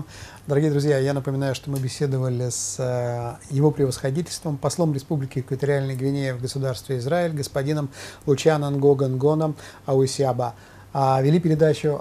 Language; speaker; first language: Russian; native; Russian